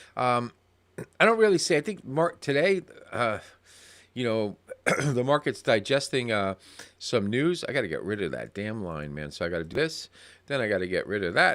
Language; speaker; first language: English; native; English